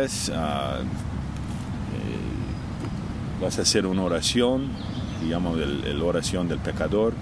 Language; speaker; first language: Spanish; non-native, fluent; English